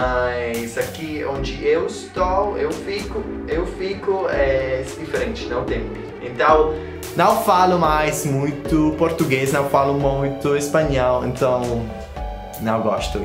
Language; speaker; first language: Portuguese; non-native, learner; Italian